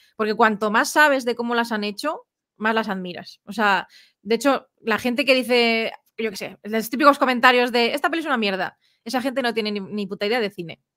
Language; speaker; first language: Spanish; native; Spanish